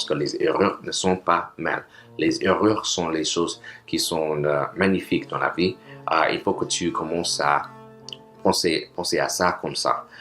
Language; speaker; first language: French; non-native, learner; English